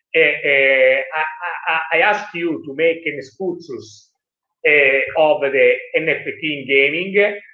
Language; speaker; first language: English; non-native, learner; Italian